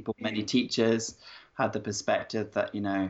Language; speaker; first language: English; native; English